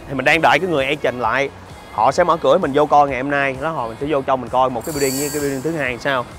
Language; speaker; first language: Vietnamese; early bilingual, heritage; Vietnamese